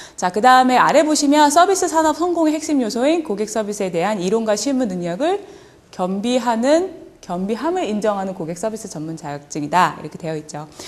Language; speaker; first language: Korean; early bilingual, heritage; Korean